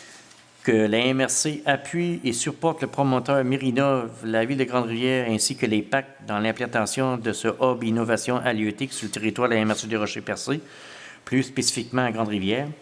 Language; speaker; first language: French; native; French